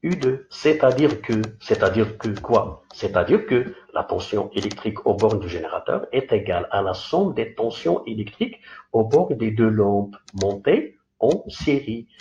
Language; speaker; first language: French; non-native, local second language; Arabic